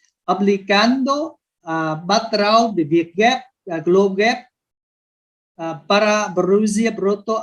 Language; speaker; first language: Portuguese; non-native, learner; Vietnamese